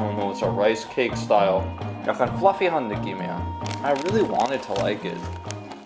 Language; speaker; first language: English; native; English